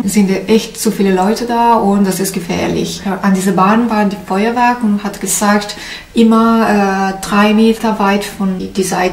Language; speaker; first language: German; non-native, learner; Italian